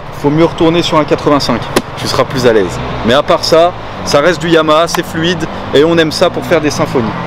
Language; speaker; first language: French; native; French